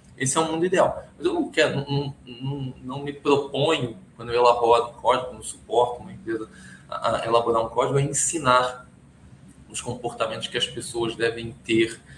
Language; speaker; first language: Portuguese; early bilingual, other home language; Hebrew